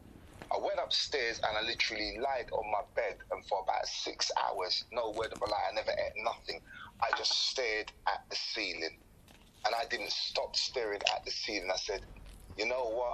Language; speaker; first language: English; native; English